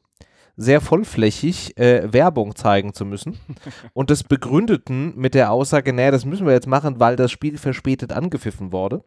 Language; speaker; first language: German; native; German